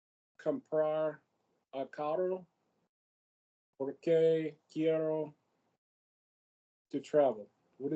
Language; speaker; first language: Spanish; non-native, learner; English